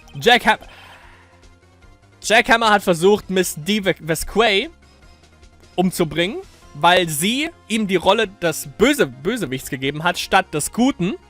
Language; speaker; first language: German; native; German